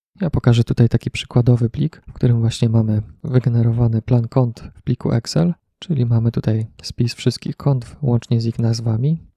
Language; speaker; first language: Polish; native; Polish